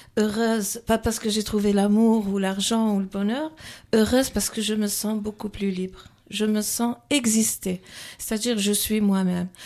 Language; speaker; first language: French; non-native, local second language; Kabyle